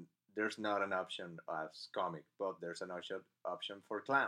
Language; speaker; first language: English; non-native, fluent; Spanish